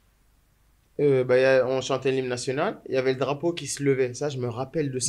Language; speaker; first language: French; native; French